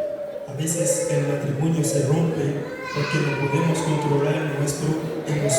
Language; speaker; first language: Spanish; non-native, fluent; Haitian Creole